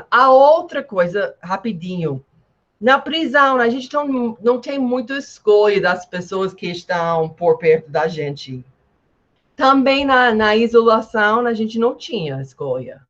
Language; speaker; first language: Portuguese; non-native, fluent; English